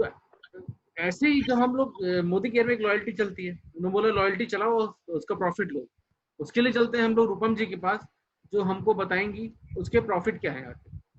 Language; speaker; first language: Hindi; native; Hindi